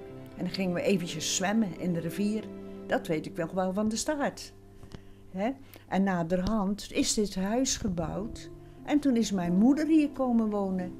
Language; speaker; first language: Dutch; native; Dutch